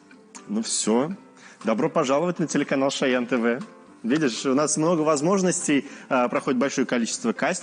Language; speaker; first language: Russian; native; Russian